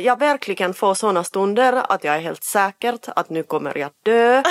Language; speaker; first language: Swedish; non-native, fluent; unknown